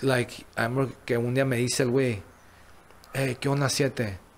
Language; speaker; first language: Spanish; early bilingual, heritage; Spanish